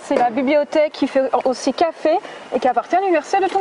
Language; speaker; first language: French; native; French